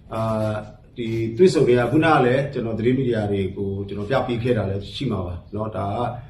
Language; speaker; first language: Burmese; non-native, local second language; S'gaw Karen